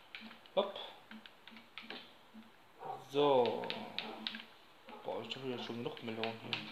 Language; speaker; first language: German; native; German